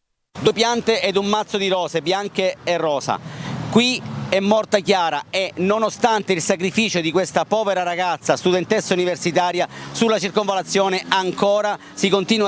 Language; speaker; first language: Italian; native; Italian